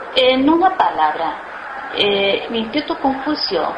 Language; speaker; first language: Spanish; non-native, learner; Chinese